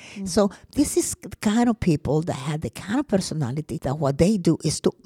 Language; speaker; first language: English; non-native, fluent; Spanish